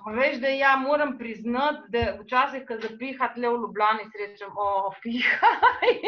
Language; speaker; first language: Slovenian; native; Slovenian